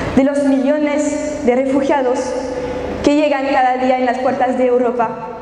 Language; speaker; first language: Spanish; non-native, fluent; French